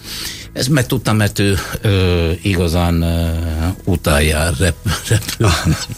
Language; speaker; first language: Hungarian; non-native, fluent; Italian